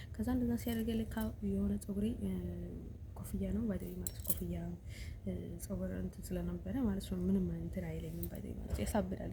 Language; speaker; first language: Amharic; non-native, local second language; Tigrinya